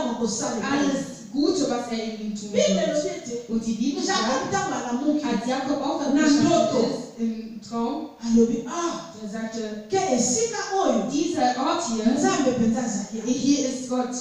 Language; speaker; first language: German; non-native, fluent; Lingala